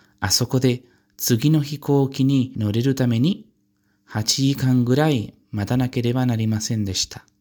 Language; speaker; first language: Japanese; non-native, learner; Spanish